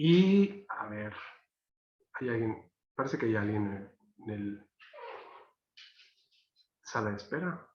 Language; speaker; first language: Spanish; native; Spanish